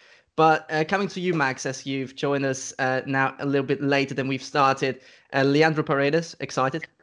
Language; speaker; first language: English; non-native, fluent; German